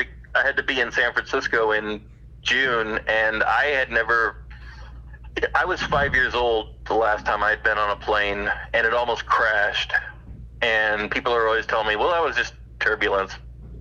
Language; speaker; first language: English; native; English